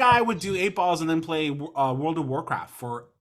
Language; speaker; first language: English; native; English